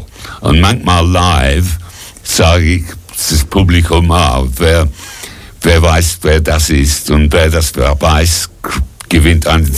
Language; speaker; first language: German; non-native, fluent; English